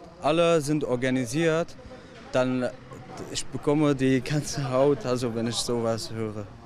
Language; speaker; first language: German; non-native, learner; Arabic